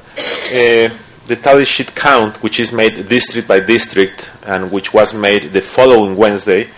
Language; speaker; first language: English; non-native, fluent; Spanish